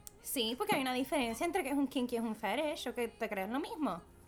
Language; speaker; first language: Spanish; native; Spanish